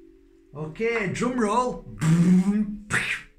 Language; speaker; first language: English; native; English